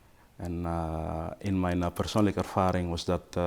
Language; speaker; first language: Dutch; non-native, fluent; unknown